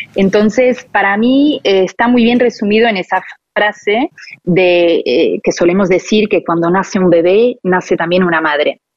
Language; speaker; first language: Spanish; non-native, fluent; French